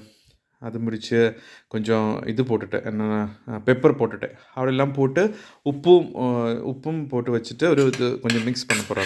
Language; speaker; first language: Tamil; non-native, learner; Malayalam